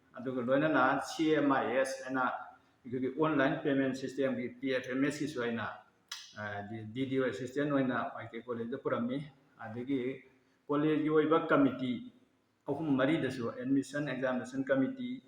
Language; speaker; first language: Manipuri; native; Manipuri